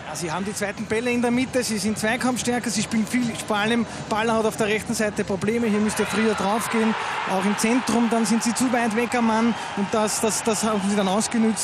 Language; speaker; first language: German; native; German